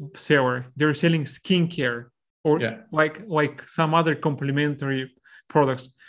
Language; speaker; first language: English; non-native, fluent; Bulgarian